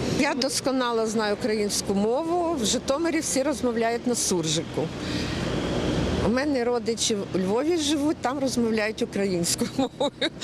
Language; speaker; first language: Ukrainian; non-native, local second language; Russian